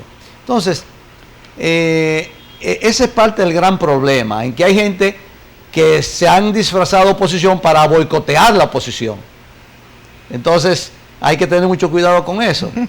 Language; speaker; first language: Spanish; native; Spanish